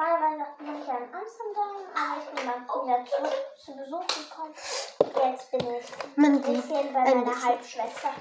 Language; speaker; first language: German; early bilingual, other home language; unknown